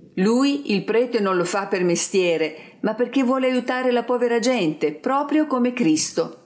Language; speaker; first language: Italian; native; Italian